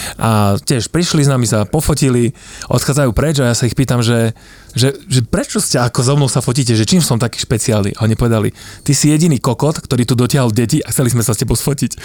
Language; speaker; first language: Slovak; native; Slovak